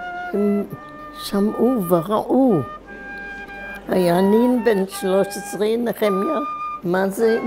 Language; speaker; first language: Hebrew; non-native, fluent; German